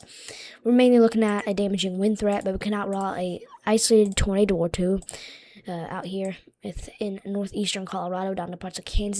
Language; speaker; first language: English; native; English